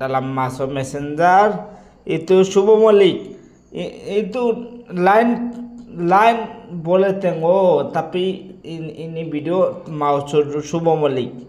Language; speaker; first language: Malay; non-native, learner; Bangla